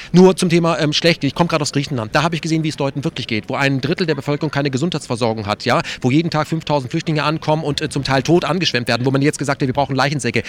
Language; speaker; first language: German; native; German